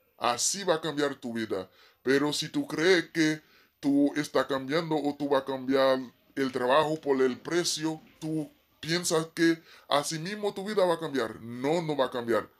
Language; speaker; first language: Spanish; non-native, fluent; Haitian Creole